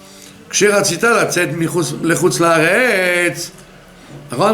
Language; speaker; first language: Hebrew; non-native, fluent; French